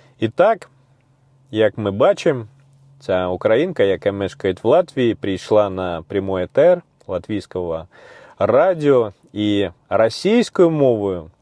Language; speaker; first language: Ukrainian; non-native, learner; Russian